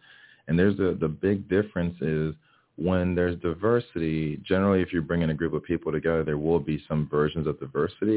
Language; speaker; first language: English; early bilingual, other home language; Haitian Creole